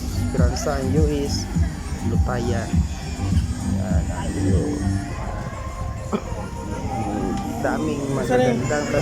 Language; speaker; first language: Filipino; non-native, local second language; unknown